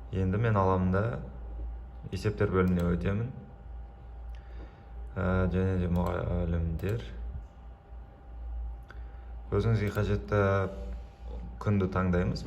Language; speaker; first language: Kazakh; native; Kazakh